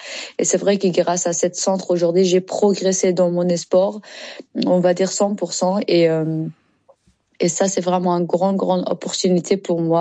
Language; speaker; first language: French; non-native, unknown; Persian